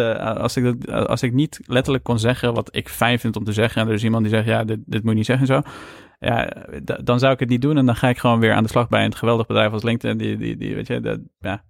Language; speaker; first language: Dutch; early bilingual, other home language; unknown